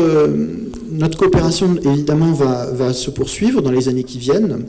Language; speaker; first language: French; native; French